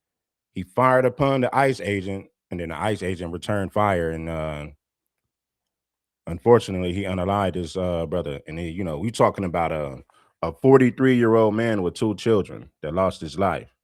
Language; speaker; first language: English; native; English